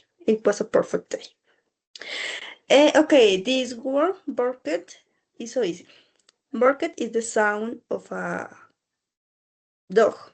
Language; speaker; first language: English; non-native, learner; Spanish